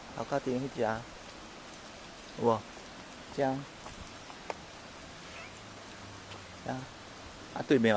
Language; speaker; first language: Chinese; native; Chinese